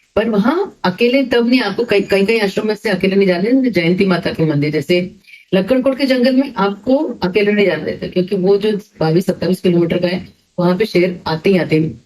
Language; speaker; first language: Hindi; native; Hindi